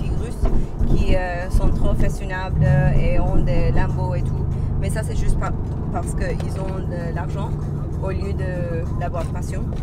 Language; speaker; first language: French; non-native, learner; English